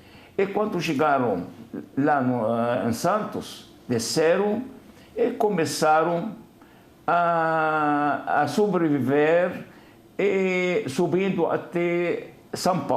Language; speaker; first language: Portuguese; non-native, fluent; Arabic